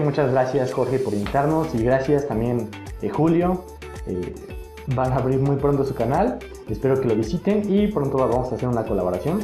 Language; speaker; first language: Spanish; native; Spanish